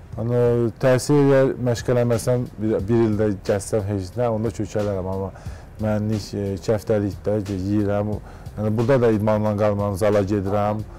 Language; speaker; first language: Azerbaijani; early bilingual, heritage; Azerbaijani